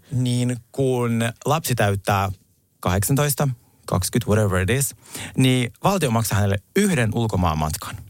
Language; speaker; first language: Finnish; early bilingual, other home language; Russian